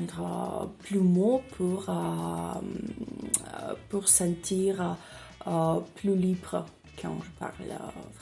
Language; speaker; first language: French; non-native, learner; Russian